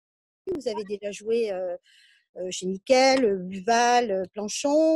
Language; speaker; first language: French; native; French